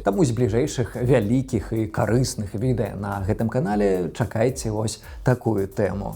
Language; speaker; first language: Belarusian; non-native, local second language; Russian